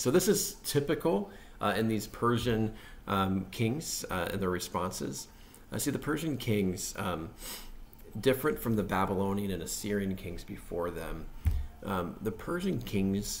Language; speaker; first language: English; native; English